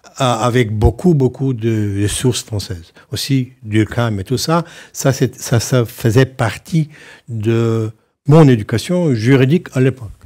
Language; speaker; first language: French; non-native, fluent; Slovenian